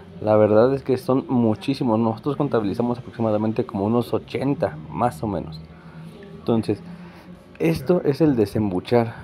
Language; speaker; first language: Spanish; native; Spanish